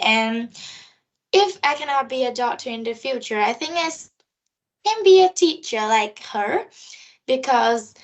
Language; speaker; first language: English; non-native, learner; Vietnamese